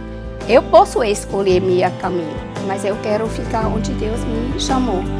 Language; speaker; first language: Portuguese; non-native, learner; German